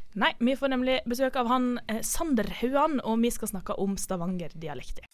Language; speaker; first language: Norwegian; native; Norwegian